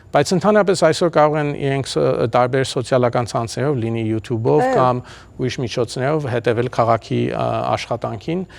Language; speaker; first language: Armenian; early bilingual, heritage; Armenian